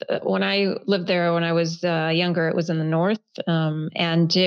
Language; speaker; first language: English; early bilingual, other home language; Hebrew